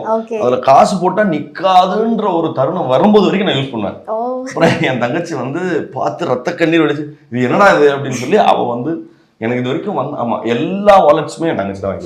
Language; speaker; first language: Tamil; native; Tamil